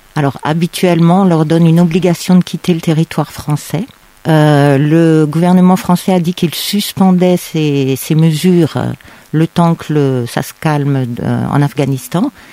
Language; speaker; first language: French; native; French